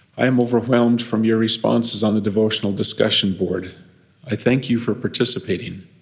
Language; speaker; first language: English; native; English